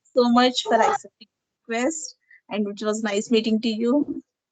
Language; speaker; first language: English; non-native, learner; Telugu